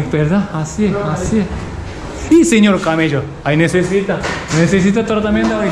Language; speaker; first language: Spanish; non-native, learner; Japanese